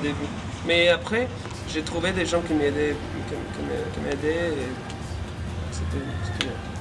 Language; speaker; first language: French; non-native, fluent; Spanish